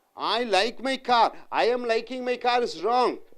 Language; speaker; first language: English; non-native, local second language; Tamil